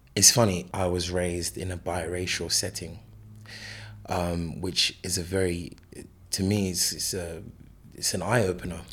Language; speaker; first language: English; native; English